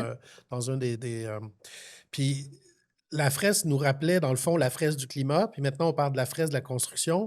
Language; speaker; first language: French; native; French